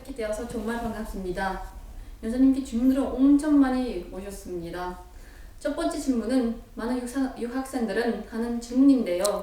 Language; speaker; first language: Korean; non-native, fluent; Uzbek